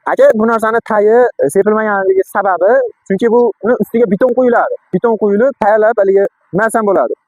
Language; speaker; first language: Uzbek; native; Uzbek